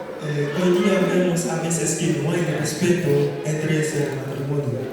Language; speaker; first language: Spanish; non-native, fluent; Haitian Creole